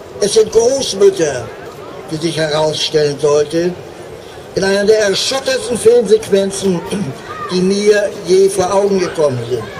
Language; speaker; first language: German; native; German